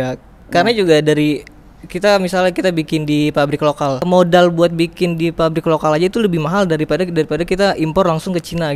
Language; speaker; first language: Indonesian; native; Indonesian